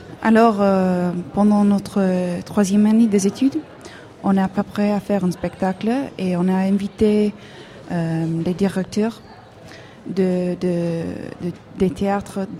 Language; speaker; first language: French; non-native, fluent; Hebrew